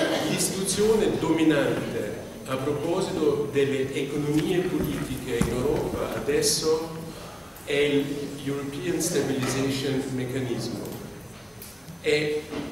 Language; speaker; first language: Italian; non-native, fluent; German